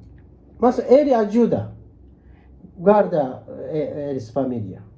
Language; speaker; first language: Portuguese; non-native, learner; Japanese